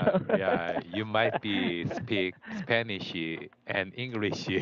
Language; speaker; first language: English; non-native, learner; Korean